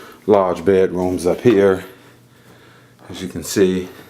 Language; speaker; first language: English; native; English